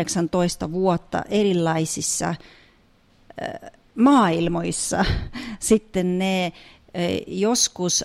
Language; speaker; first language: Finnish; non-native, fluent; Russian